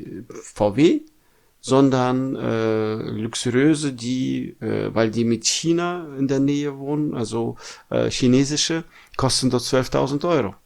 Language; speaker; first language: German; non-native, fluent; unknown